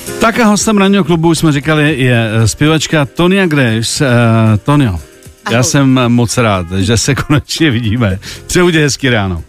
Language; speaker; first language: Czech; native; Czech